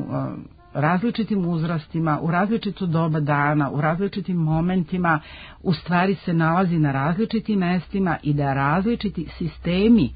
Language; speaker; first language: Serbian; native; Serbian